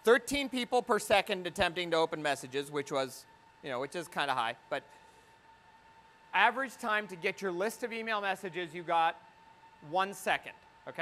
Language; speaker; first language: English; native; English